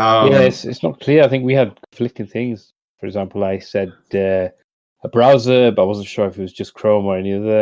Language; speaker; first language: English; native; English